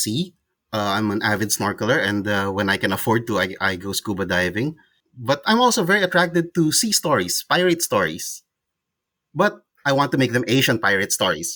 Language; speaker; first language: English; non-native, local second language; Cebuano